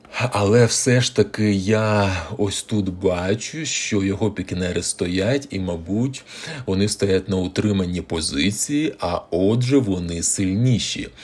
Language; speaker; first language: Ukrainian; non-native, local second language; Russian